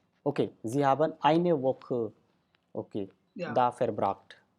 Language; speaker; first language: German; non-native, fluent; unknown